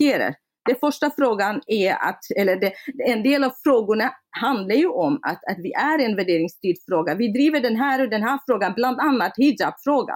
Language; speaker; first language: Swedish; non-native, fluent; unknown